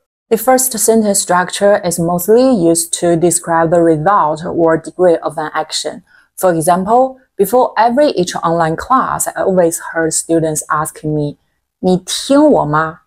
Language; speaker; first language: English; non-native, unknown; Chinese